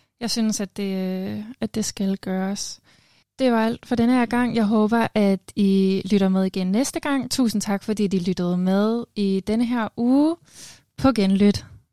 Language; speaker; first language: Danish; native; Danish